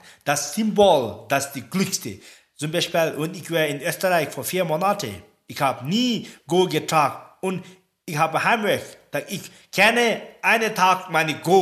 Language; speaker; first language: German; non-native, learner; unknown